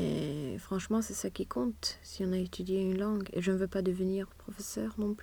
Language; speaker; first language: French; non-native, fluent; Swedish